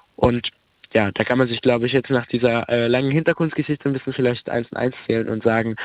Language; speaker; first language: German; early bilingual, other home language; Arabic